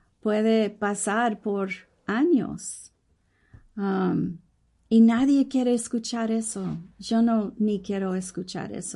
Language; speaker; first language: Spanish; early bilingual, heritage; English